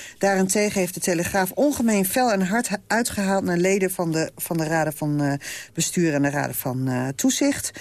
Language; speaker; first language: Dutch; native; Dutch